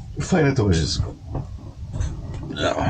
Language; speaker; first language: Polish; non-native, fluent; Italian